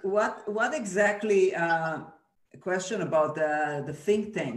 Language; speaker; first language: English; non-native, fluent; Hebrew